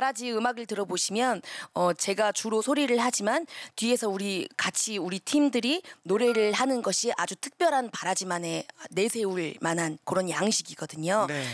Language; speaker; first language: Korean; native; Korean